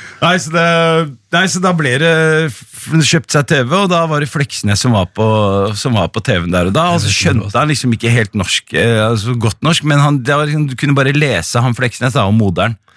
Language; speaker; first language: Norwegian; early bilingual, other home language; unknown